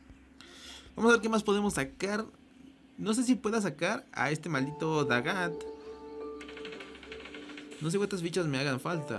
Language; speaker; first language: Spanish; native; Spanish